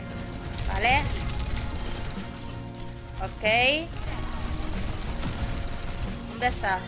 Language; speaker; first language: Spanish; native; Spanish